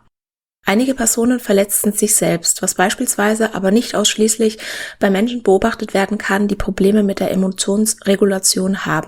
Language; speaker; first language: German; native; German